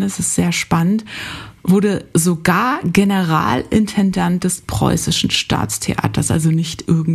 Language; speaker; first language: German; native; German